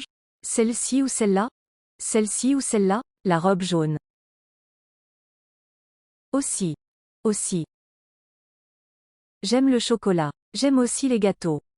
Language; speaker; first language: French; non-native, learner; English